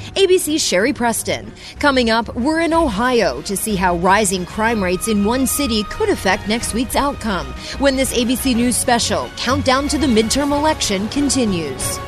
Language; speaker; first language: English; native; English